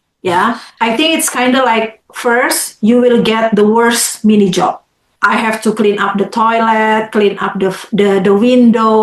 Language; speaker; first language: English; non-native, fluent; Indonesian